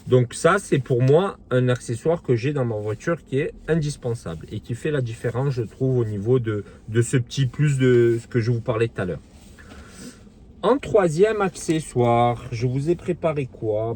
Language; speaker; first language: French; native; French